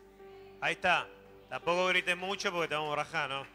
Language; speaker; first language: Spanish; native; Spanish